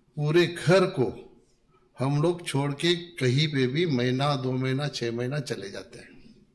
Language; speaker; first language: Hindi; non-native, local second language; Marathi